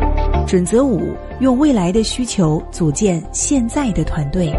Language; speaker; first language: Chinese; native; Chinese